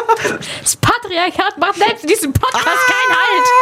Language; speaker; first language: German; native; German